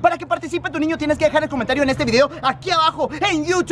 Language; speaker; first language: Spanish; early bilingual, heritage; Spanish